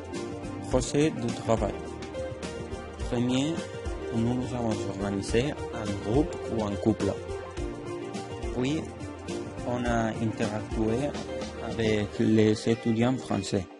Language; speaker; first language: French; non-native, learner; Spanish